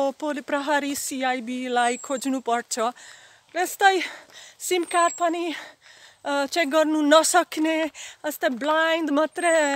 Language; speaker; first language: Nepali; non-native, fluent; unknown